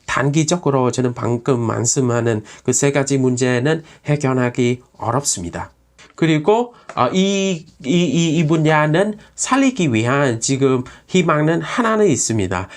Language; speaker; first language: Korean; non-native, fluent; Vietnamese